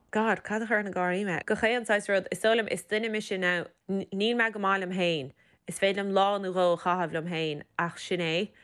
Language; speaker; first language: Irish; native; Irish